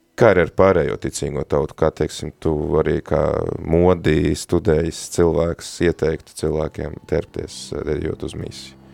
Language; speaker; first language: Latvian; native; Latvian